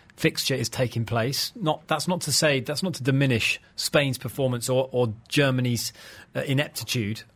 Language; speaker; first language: English; native; English